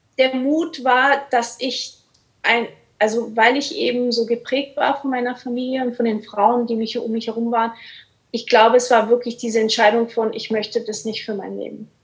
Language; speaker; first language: German; early bilingual, other home language; Portuguese